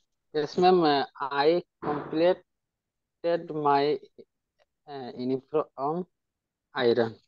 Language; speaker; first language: English; non-native, learner; Hindi